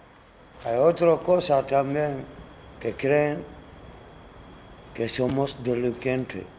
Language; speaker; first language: Spanish; non-native, fluent; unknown